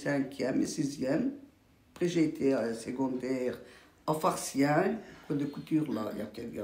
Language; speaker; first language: French; early bilingual, other home language; Turkish